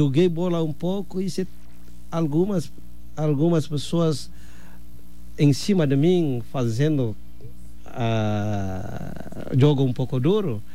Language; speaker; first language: Portuguese; non-native, fluent; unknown